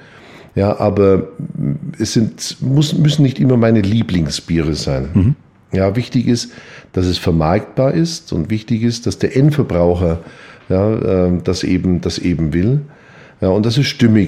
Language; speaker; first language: German; native; German